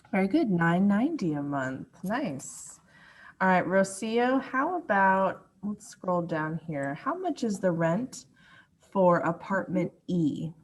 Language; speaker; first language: English; non-native, fluent; Spanish